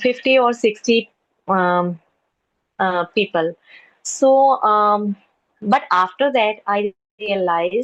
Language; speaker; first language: English; non-native, local second language; Hindi